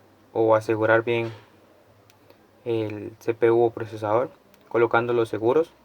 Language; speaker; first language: Spanish; native; Spanish